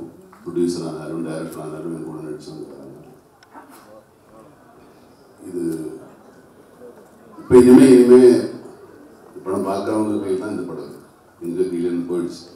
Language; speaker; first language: Tamil; non-native, fluent; Malayalam